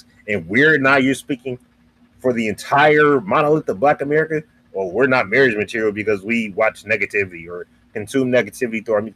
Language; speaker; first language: English; native; English